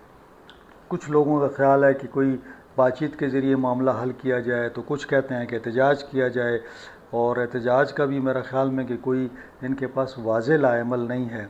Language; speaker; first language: Urdu; native; Urdu